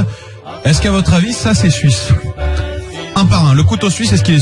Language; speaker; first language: French; native; French